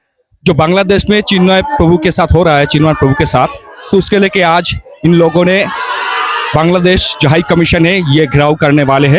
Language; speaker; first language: Hindi; non-native, local second language; Bangla